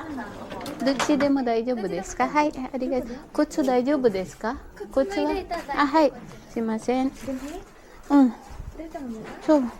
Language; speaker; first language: Japanese; non-native, learner; Filipino